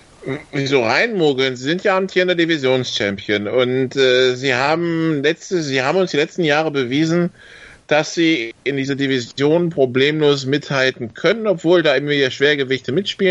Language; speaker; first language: German; native; German